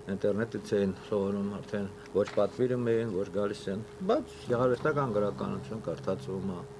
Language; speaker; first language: Armenian; native; Armenian